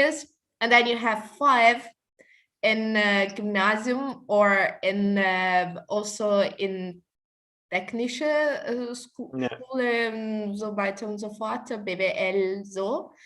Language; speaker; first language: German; non-native, learner; Italian